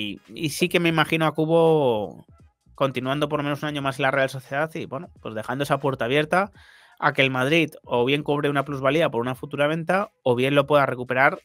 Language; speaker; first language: Spanish; native; Spanish